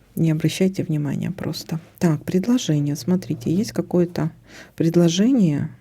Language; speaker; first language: Russian; native; Russian